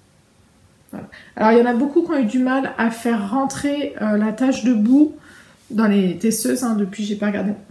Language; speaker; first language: French; native; French